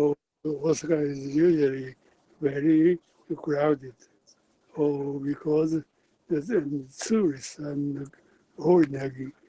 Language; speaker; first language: English; non-native, learner; Japanese